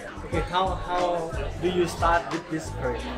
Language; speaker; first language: English; non-native, learner; Thai